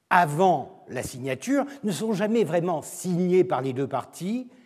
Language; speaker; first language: French; non-native, fluent; Turkish